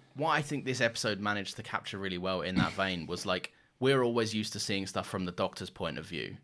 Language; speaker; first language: English; native; English